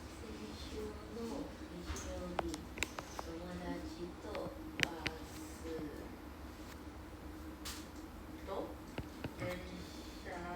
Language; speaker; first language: Japanese; non-native, learner; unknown